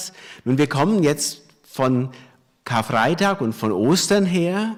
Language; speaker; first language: German; native; German